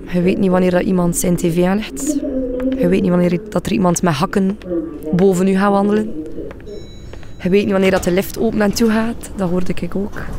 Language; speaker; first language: Dutch; native; Dutch